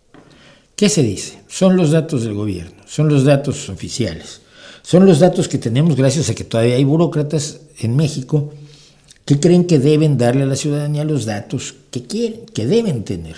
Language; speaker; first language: Spanish; native; Spanish